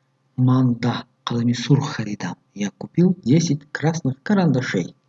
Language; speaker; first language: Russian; non-native, local second language; Tajik